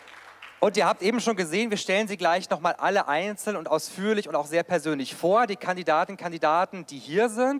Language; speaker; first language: German; native; German